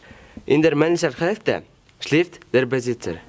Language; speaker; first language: German; non-native, learner; Kyrgyz